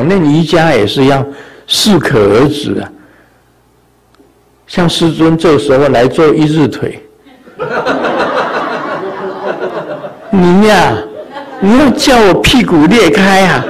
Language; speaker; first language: Chinese; native; Chinese